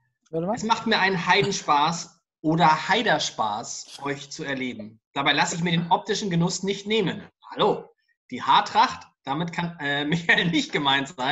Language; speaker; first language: German; native; German